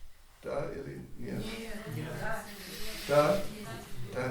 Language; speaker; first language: Russian; non-native, learner; English